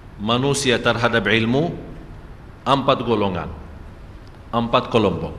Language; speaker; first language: Malay; non-native, fluent; Arabic